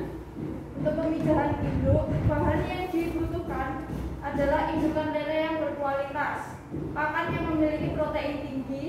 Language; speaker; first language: Indonesian; native; Indonesian